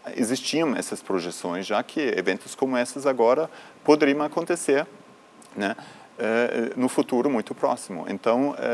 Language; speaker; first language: Portuguese; non-native, fluent; German